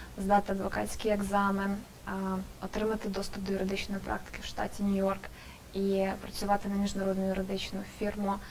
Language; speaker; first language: Ukrainian; native; Ukrainian